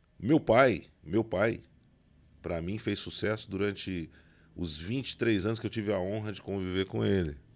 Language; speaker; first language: Portuguese; native; Portuguese